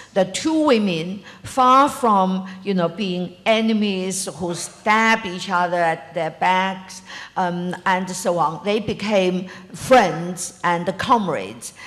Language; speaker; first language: English; non-native, fluent; Chinese